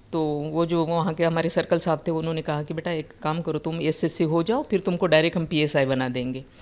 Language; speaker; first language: Hindi; non-native, local second language; Marathi